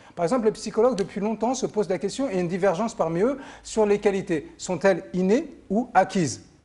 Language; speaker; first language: French; native; French